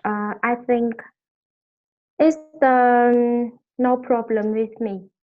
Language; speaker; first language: English; non-native, learner; Vietnamese